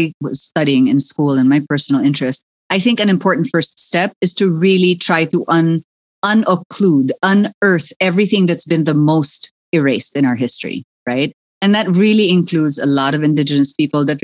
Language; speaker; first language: English; native; English